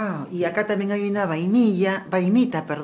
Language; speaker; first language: Spanish; native; Spanish